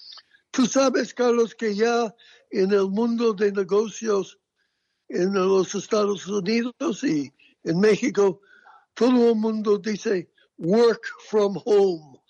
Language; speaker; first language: Spanish; non-native, fluent; English